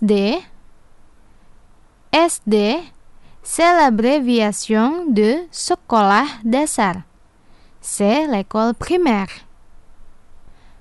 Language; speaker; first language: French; non-native, fluent; Indonesian